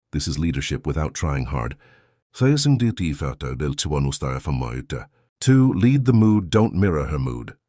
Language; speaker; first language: English; non-native, local second language; Filipino